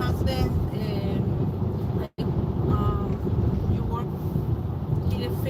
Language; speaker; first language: English; non-native, learner; Spanish